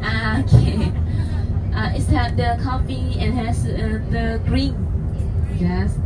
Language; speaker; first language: English; non-native, learner; Vietnamese